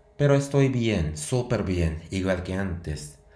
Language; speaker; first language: Spanish; non-native, fluent; Japanese